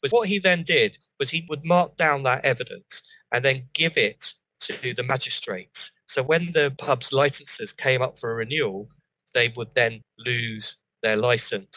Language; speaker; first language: English; native; English